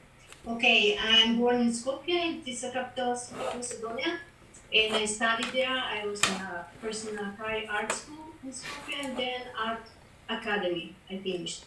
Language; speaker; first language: English; non-native, fluent; Macedonian